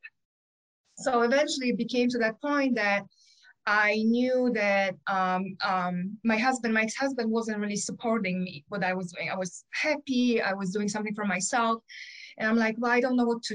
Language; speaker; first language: English; non-native, fluent; Polish